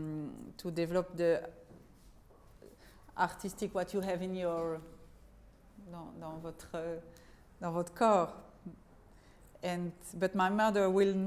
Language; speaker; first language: English; non-native, fluent; French